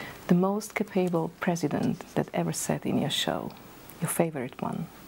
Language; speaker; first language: English; non-native, fluent; Slovak